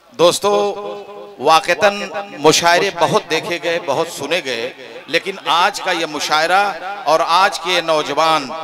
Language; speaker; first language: Hindi; native; Hindi